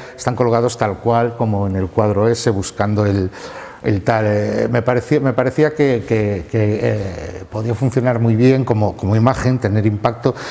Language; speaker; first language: Spanish; native; Spanish